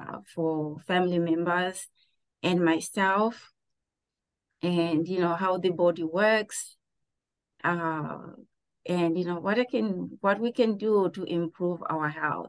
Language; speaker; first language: English; non-native, local second language; Shona